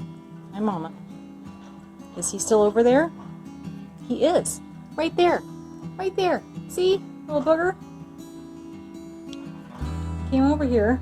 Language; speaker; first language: English; native; English